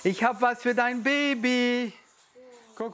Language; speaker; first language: German; non-native, fluent; Spanish